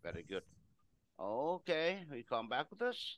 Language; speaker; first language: English; non-native, fluent; Vietnamese